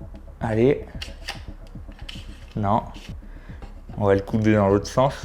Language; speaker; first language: French; native; French